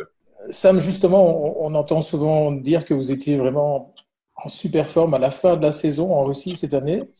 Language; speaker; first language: French; native; French